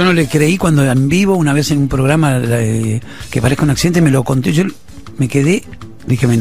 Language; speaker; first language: Spanish; native; Spanish